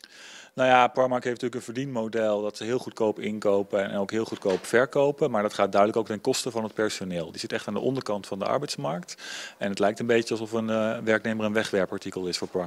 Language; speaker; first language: Dutch; native; Dutch